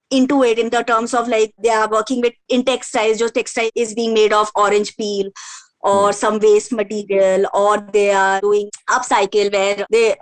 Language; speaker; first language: Hindi; native; Hindi